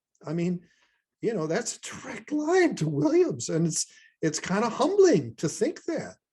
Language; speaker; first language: English; native; English